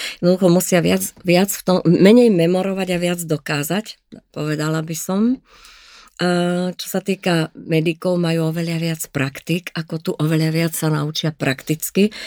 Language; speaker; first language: Slovak; native; Slovak